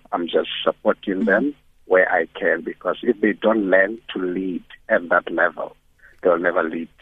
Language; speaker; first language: English; non-native, local second language; Northern Sotho